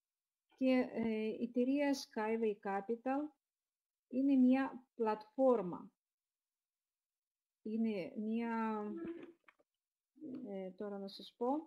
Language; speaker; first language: Greek; non-native, fluent; Russian